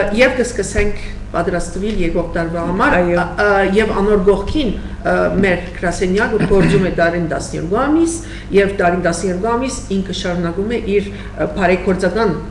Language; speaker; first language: Armenian; early bilingual, heritage; Armenian